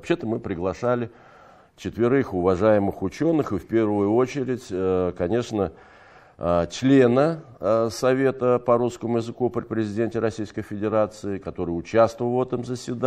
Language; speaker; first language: Russian; native; Russian